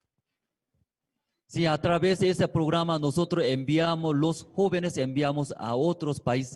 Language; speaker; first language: Spanish; non-native, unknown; Korean